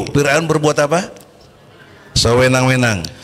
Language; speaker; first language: Indonesian; native; Indonesian